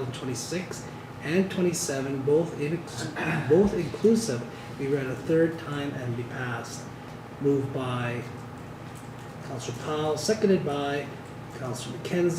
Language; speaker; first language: English; native; English